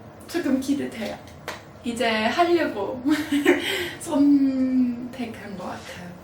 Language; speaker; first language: Korean; non-native, fluent; English